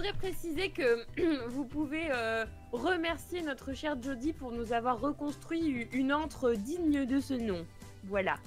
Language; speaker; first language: French; native; French